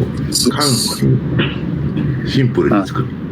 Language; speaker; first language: Japanese; native; Japanese